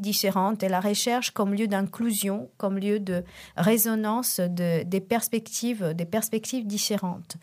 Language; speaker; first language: French; non-native, fluent; Italian